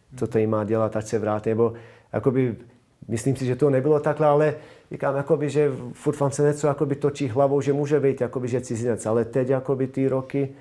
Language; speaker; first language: Czech; non-native, fluent; Bosnian